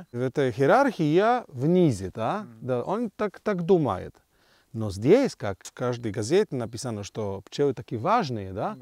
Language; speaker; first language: Russian; non-native, learner; Polish